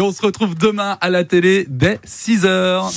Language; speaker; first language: French; native; French